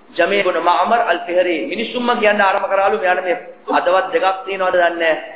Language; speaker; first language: Sinhala; non-native, local second language; Tamil